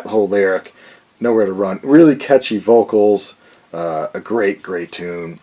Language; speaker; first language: English; native; English